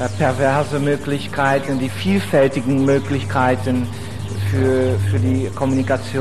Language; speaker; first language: German; non-native, fluent; Dutch